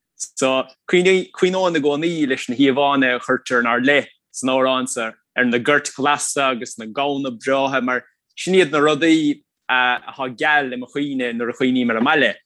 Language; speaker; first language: Irish; native; Irish